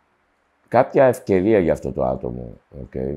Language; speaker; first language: Greek; early bilingual, heritage; Greek